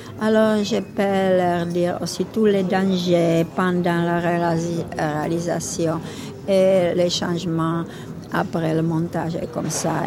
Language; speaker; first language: French; non-native, learner; Czech